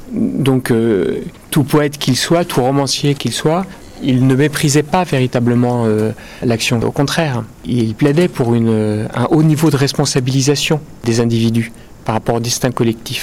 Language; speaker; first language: French; native; French